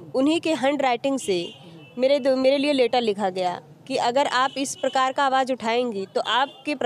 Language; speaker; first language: Hindi; native; Hindi